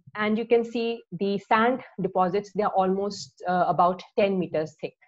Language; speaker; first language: English; non-native, local second language; Hindi